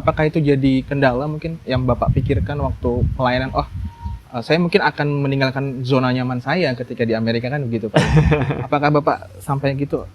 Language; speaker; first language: Indonesian; native; Indonesian